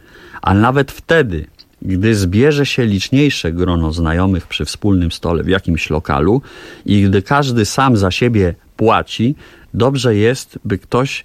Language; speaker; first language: Polish; native; Polish